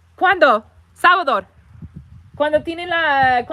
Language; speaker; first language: Spanish; non-native, learner; English